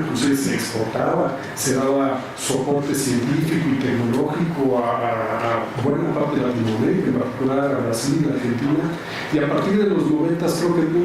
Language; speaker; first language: Spanish; native; Spanish